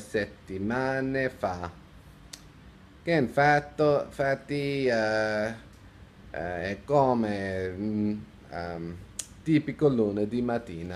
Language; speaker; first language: Italian; non-native, learner; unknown